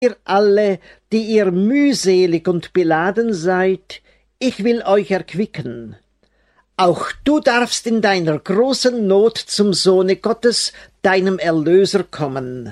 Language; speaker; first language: German; native; German